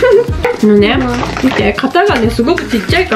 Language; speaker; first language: Japanese; native; Japanese